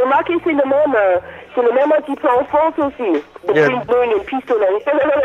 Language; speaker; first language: French; non-native, learner; English